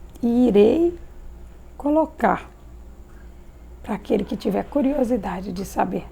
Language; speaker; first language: Portuguese; native; Portuguese